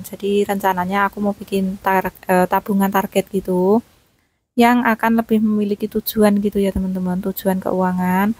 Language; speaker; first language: Indonesian; native; Indonesian